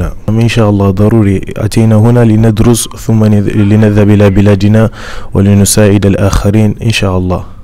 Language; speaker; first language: Arabic; non-native, fluent; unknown